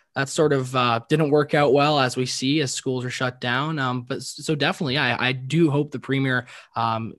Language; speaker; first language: English; native; English